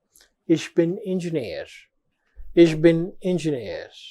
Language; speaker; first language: German; non-native, fluent; Telugu